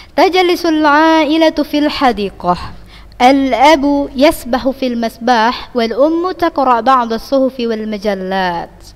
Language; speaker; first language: Arabic; non-native, fluent; Indonesian